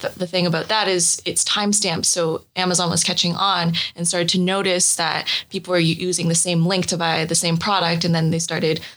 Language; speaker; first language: English; native; English